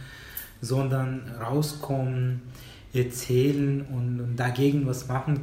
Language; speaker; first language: German; non-native, fluent; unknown